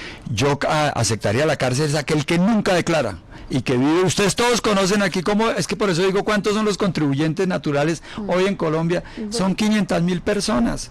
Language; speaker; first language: Spanish; native; Spanish